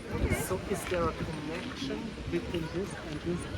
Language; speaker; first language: English; non-native, learner; German